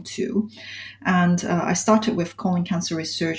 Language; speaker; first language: English; non-native, local second language; Cantonese